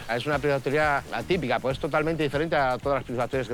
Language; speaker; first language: Spanish; native; Spanish